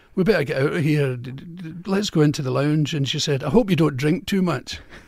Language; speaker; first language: English; native; English